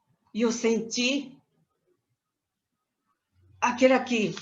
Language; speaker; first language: Portuguese; non-native, learner; Japanese